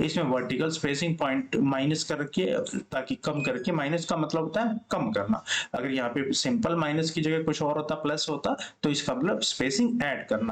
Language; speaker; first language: Hindi; native; Hindi